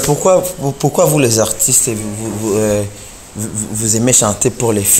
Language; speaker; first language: French; non-native, local second language; Rundi